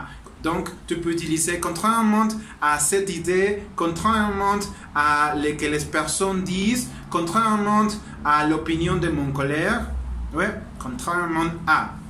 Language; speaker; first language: French; non-native, learner; Spanish